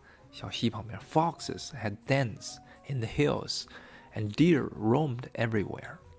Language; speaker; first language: English; non-native, fluent; Chinese